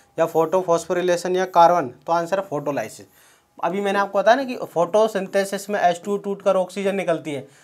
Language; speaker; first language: Hindi; native; Hindi